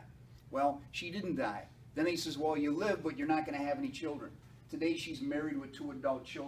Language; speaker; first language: English; native; English